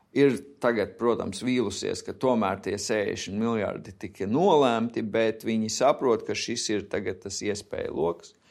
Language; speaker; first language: Latvian; native; Latvian